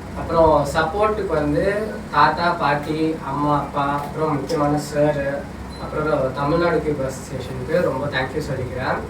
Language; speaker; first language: Tamil; native; Tamil